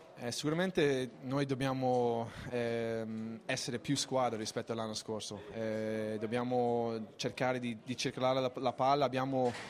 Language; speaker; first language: Italian; non-native, fluent; English